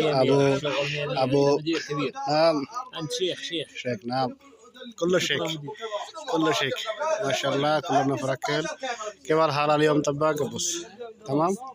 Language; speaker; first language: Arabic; non-native, learner; Bangla